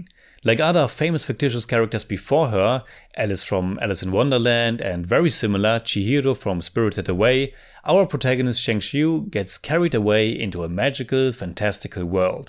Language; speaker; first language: English; non-native, fluent; German